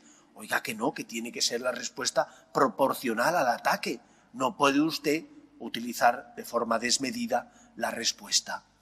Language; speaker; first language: Spanish; native; Spanish